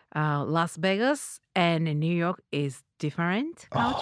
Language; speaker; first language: English; non-native, learner; Japanese